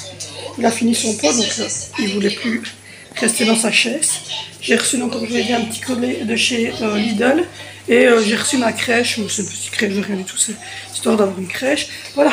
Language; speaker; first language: French; native; French